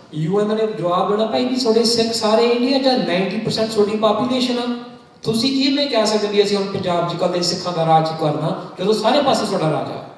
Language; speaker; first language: Punjabi; early bilingual, heritage; Punjabi